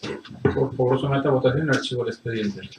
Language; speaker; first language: Spanish; native; Spanish